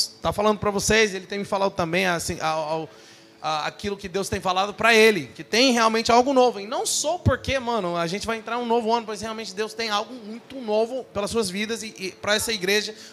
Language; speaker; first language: Portuguese; non-native, fluent; English